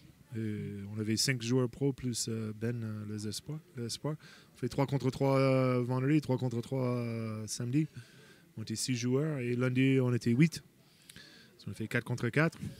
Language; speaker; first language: French; non-native, fluent; English